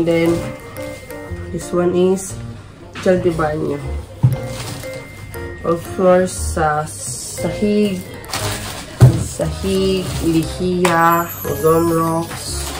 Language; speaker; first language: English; non-native, local second language; Filipino